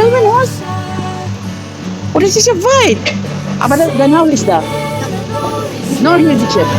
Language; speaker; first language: German; non-native, learner; Filipino